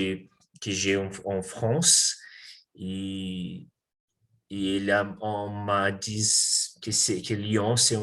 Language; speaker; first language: French; non-native, learner; Portuguese